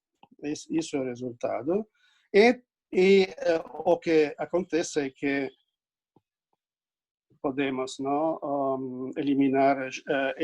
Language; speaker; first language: Portuguese; non-native, fluent; Italian